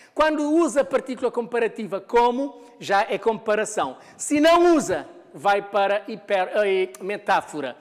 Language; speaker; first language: Portuguese; non-native, local second language; Kabuverdianu